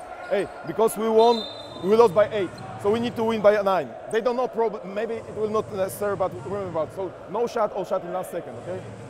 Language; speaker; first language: English; non-native, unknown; Polish